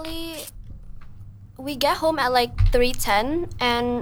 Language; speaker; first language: English; non-native, fluent; Indonesian